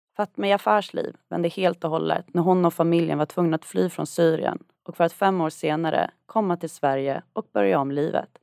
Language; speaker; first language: Swedish; native; Swedish